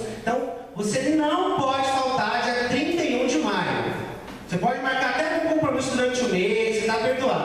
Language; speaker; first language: Portuguese; native; Portuguese